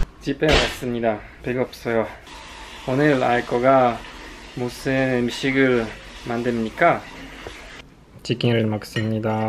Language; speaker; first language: Korean; non-native, learner; Polish